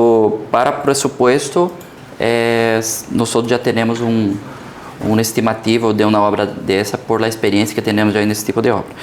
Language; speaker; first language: Portuguese; early bilingual, heritage; Portuguese